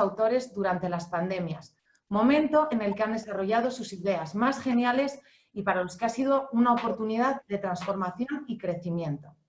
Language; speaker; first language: Spanish; native; Spanish